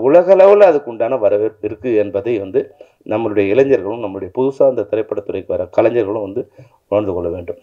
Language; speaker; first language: Tamil; native; Tamil